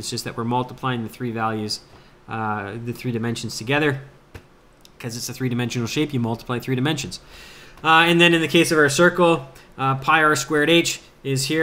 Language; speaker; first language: English; native; English